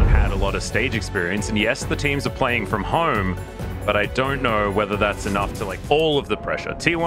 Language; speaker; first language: English; native; English